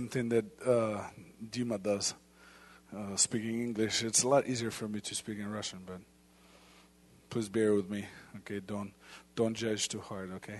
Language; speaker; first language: English; non-native, fluent; Ukrainian